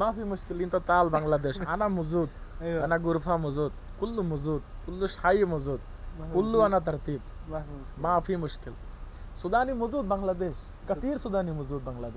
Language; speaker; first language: Arabic; non-native, learner; Bangla